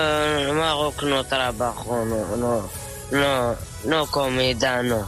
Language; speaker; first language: Spanish; non-native, learner; Arabic